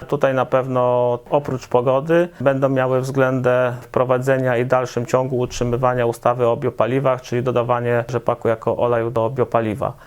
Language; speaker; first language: Polish; native; Polish